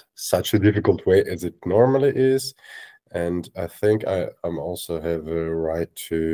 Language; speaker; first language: English; non-native, fluent; Russian